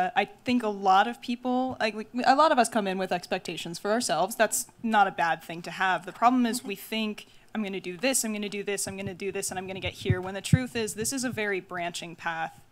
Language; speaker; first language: English; native; English